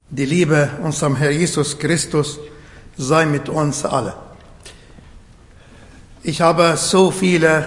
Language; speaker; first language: German; non-native, fluent; Arabic